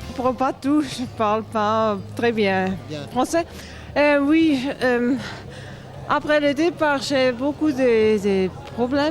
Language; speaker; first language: French; non-native, learner; German